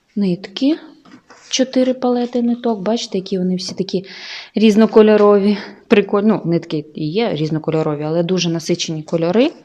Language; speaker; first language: Ukrainian; native; Ukrainian